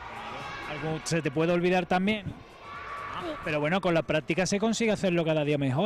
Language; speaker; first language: Spanish; native; Spanish